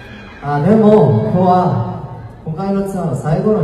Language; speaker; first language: Japanese; non-native, learner; Korean